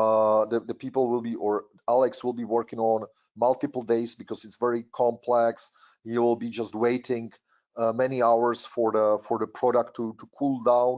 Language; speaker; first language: English; non-native, fluent; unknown